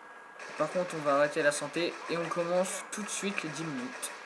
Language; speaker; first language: French; native; French